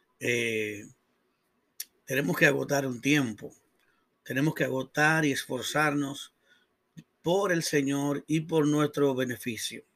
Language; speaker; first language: Spanish; native; Spanish